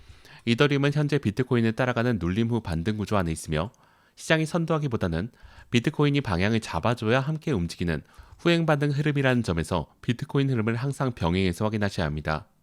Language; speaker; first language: Korean; native; Korean